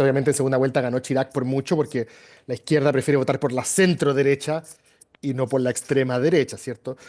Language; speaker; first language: Spanish; native; Spanish